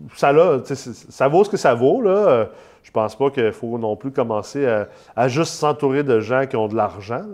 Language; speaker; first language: French; native; French